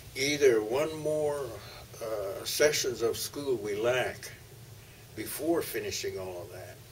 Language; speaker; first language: English; early bilingual, other home language; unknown